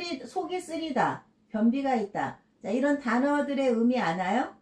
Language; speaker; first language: Korean; native; Korean